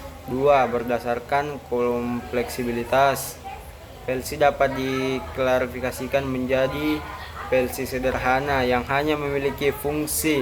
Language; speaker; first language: Indonesian; native; Indonesian